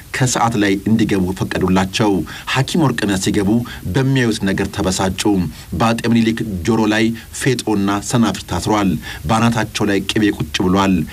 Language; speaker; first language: Amharic; native; Amharic